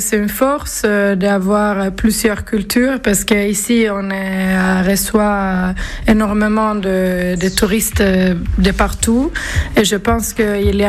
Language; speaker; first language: French; non-native, fluent; Swedish